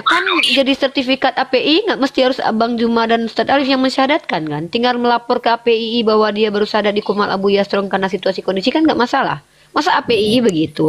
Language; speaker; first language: Indonesian; native; Indonesian